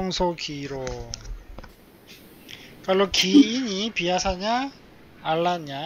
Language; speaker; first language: Korean; native; Korean